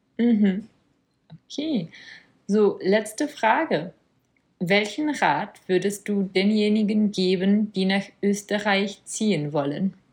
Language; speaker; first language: German; non-native, fluent; Czech